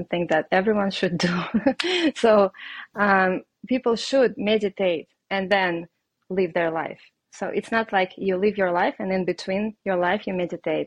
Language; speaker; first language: English; non-native, fluent; Russian